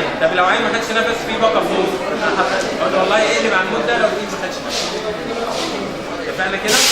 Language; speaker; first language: Arabic; native; Arabic